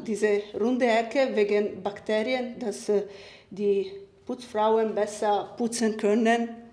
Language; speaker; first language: German; non-native, fluent; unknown